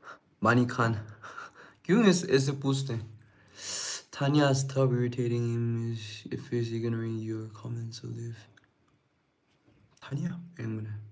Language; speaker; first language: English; non-native, learner; Korean